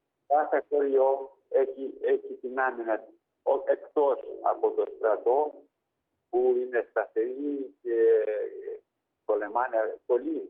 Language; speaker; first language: Greek; non-native, learner; Ukrainian